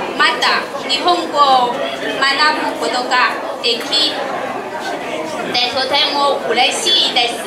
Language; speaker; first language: Japanese; non-native, learner; Chinese